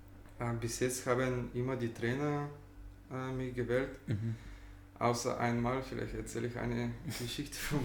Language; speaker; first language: German; non-native, fluent; Bulgarian